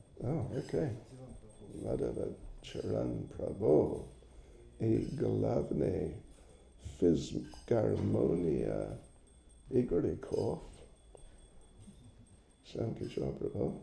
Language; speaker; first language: Russian; non-native, learner; English